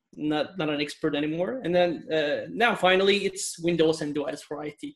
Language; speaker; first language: English; non-native, fluent; Turkish